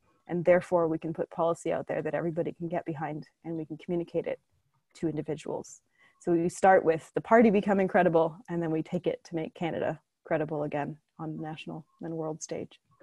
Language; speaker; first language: English; native; English